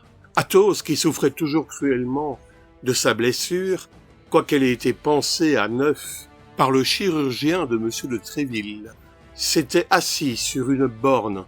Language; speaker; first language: French; native; French